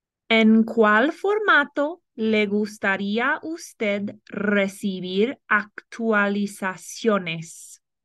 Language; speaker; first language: Spanish; non-native, fluent; English